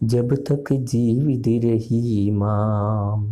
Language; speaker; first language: Hindi; non-native, local second language; Malayalam